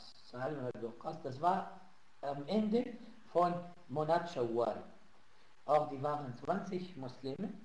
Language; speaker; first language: German; non-native, fluent; Arabic